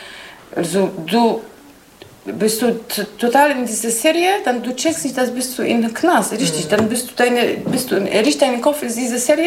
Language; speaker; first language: German; non-native, learner; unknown